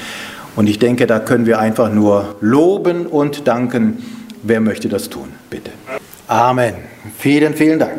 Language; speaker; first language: German; native; German